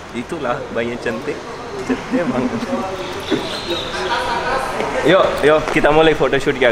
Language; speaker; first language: Indonesian; non-native, learner; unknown